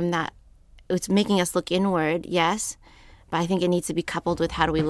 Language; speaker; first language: English; native; English